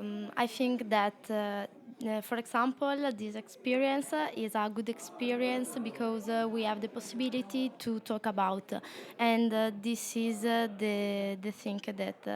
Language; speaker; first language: English; non-native, learner; Italian